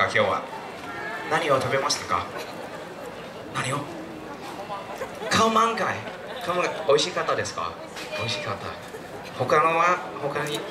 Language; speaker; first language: Japanese; non-native, fluent; Thai